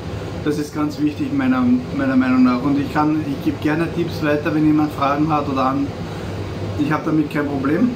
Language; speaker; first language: German; native; German